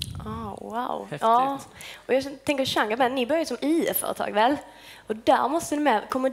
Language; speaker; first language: Swedish; native; Swedish